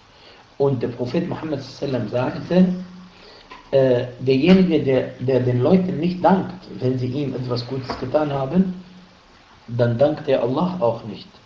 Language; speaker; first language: German; non-native, fluent; Arabic